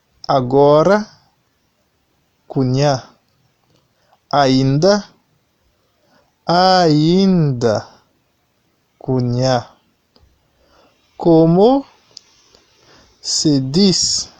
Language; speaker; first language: Portuguese; non-native, fluent; Haitian Creole